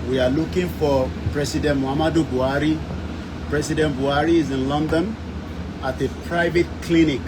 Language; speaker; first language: English; non-native, local second language; Yoruba